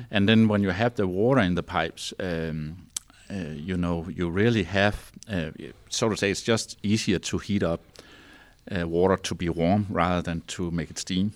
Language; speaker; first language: English; non-native, fluent; Danish